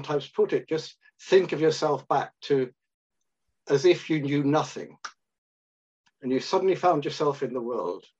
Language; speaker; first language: English; native; English